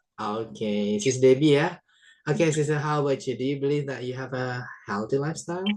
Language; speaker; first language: English; non-native, fluent; Indonesian